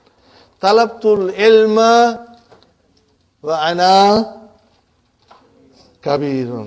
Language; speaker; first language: Arabic; non-native, fluent; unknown